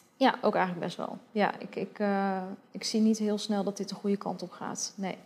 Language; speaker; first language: Dutch; native; Dutch